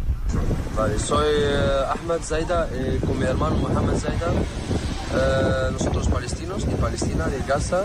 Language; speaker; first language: Spanish; non-native, learner; Arabic